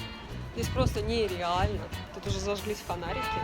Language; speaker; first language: Russian; native; Russian